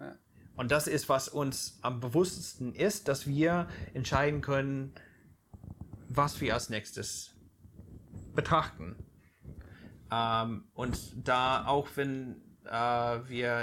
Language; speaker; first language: German; non-native, fluent; English